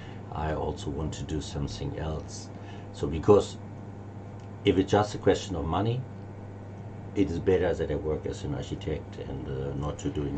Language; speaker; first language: English; non-native, learner; German